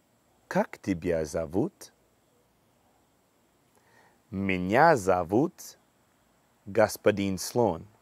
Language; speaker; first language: Russian; non-native, fluent; English